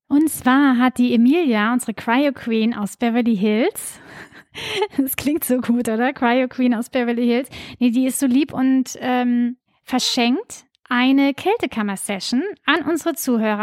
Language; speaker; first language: German; native; German